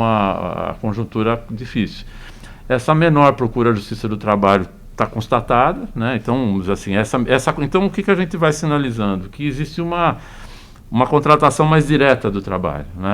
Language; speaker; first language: Portuguese; native; Portuguese